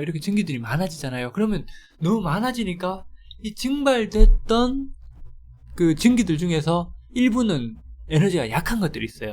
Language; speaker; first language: Korean; native; Korean